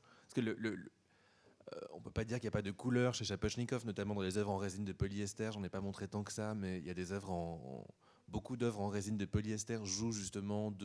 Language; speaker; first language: French; native; French